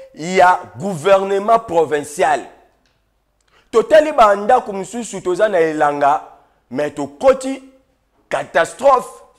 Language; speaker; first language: Lingala; native; Lingala